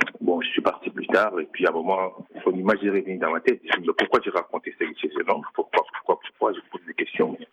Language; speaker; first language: French; non-native, local second language; Lingala